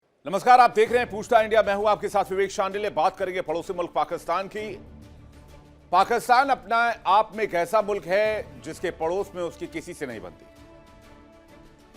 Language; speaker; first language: Hindi; native; Hindi